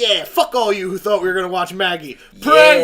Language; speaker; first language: English; native; English